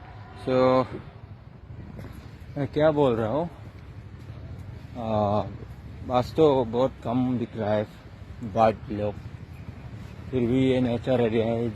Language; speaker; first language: Hindi; non-native, local second language; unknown